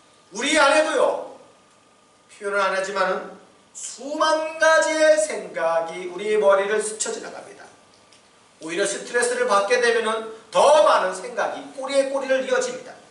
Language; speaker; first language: Korean; native; Korean